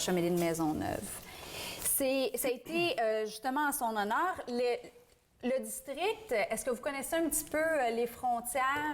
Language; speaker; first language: French; native; French